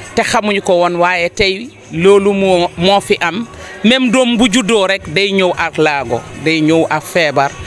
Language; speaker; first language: Wolof; non-native, local second language; Jola-Fonyi